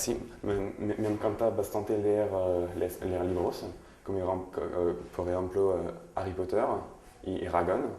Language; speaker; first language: Spanish; non-native, learner; French